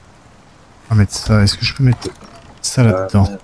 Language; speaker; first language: French; native; French